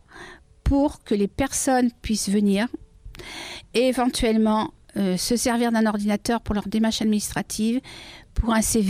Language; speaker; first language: French; native; French